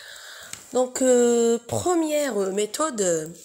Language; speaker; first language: French; non-native, local second language; Arabic